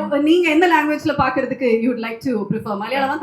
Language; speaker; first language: Tamil; native; Tamil